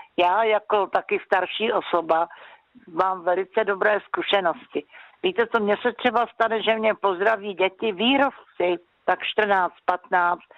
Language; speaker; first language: Czech; native; Czech